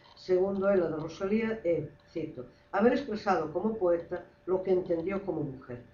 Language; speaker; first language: Spanish; non-native, local second language; Galician